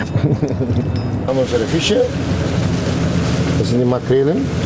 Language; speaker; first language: German; non-native, local second language; Turkish